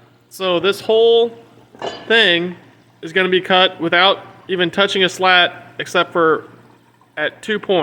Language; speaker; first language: English; native; English